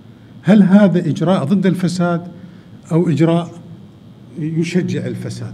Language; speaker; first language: Arabic; native; Arabic